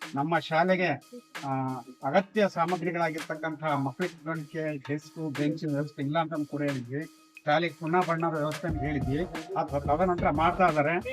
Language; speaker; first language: Kannada; native; Kannada